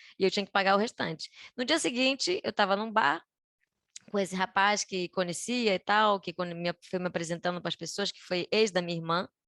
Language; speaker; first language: Portuguese; native; Portuguese